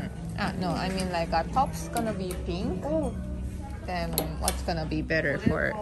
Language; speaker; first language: English; non-native, fluent; Japanese